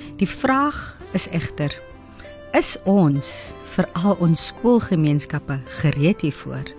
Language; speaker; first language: Afrikaans; native; Afrikaans